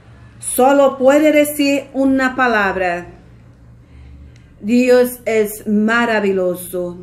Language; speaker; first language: Spanish; non-native, fluent; Portuguese